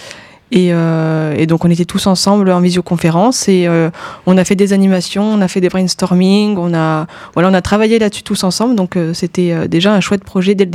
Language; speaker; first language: French; native; French